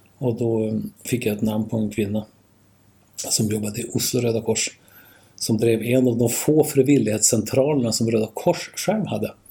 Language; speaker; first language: Swedish; native; Swedish